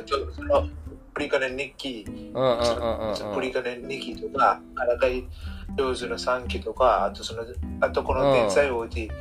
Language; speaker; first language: Japanese; non-native, learner; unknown